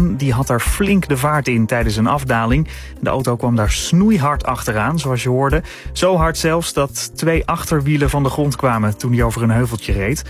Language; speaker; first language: Dutch; native; Dutch